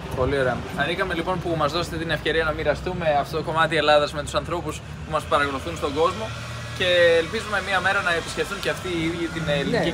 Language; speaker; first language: Greek; native; Greek